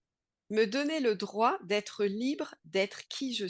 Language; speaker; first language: French; native; French